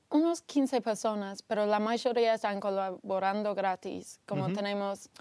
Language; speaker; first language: Spanish; non-native, fluent; English